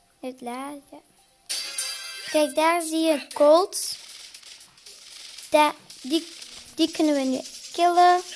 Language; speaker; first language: Dutch; non-native, learner; Turkish